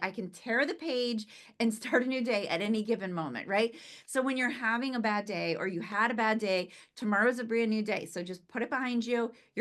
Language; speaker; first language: English; native; English